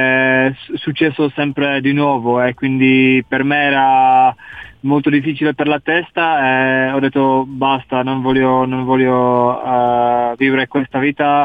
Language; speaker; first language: Italian; non-native, learner; Czech